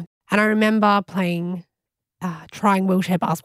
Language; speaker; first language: English; native; English